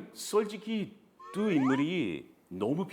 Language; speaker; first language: Korean; non-native, fluent; English